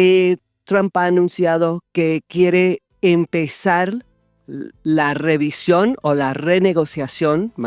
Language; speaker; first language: Spanish; non-native, fluent; English